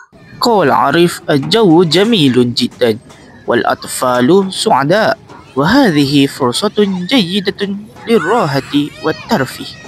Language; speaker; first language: Arabic; non-native, learner; Malay